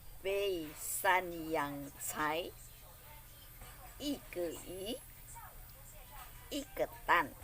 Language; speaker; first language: Chinese; non-native, learner; Indonesian